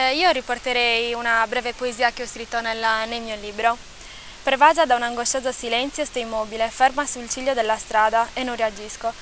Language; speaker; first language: Italian; early bilingual, other home language; Portuguese